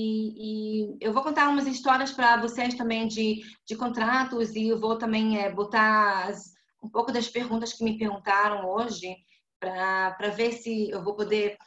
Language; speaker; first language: Portuguese; non-native, fluent; Hebrew